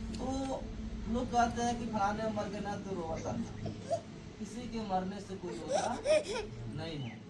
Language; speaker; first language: Hindi; native; Hindi